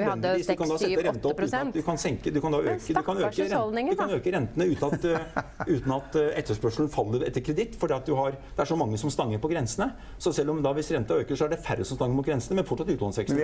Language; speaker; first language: Norwegian; native; Norwegian